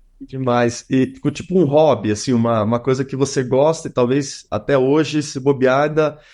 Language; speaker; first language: Portuguese; native; Portuguese